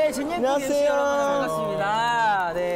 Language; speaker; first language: Korean; native; Korean